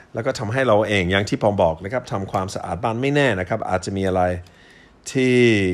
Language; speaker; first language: Thai; non-native, fluent; English